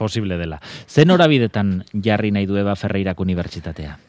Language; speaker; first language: Basque; native; Basque